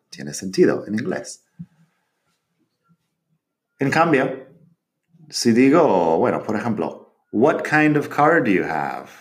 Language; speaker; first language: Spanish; non-native, fluent; English